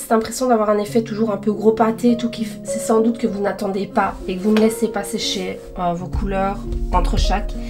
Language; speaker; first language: French; native; French